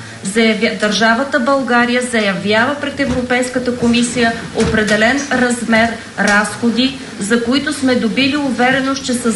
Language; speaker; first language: Bulgarian; native; Bulgarian